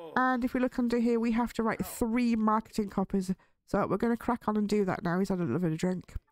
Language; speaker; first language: English; native; English